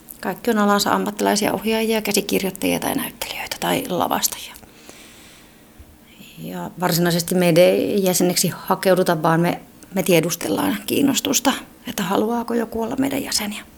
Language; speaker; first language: Finnish; native; Finnish